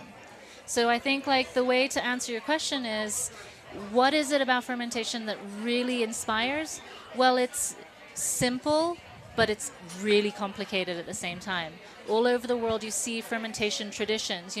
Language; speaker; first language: English; non-native, local second language; Cantonese